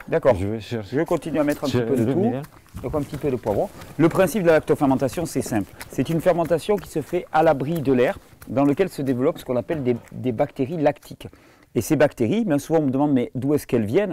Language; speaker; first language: French; native; French